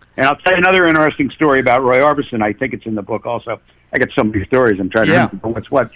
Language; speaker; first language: English; native; English